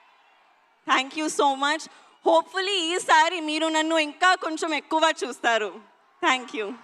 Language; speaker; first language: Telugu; non-native, learner; Hindi